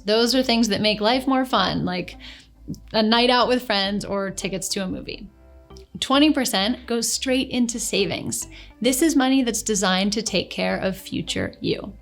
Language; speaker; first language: English; native; English